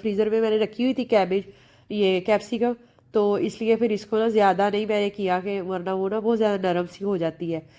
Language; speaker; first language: Urdu; native; Urdu